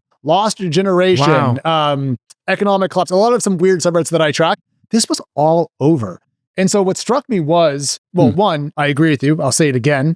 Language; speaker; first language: English; native; English